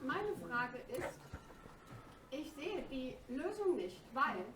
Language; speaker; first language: German; non-native, fluent; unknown